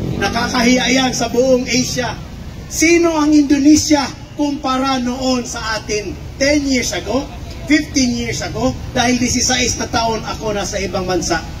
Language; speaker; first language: Filipino; non-native, local second language; Cebuano